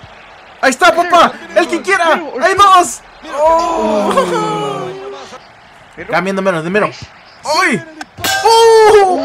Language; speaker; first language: Spanish; early bilingual, heritage; Spanish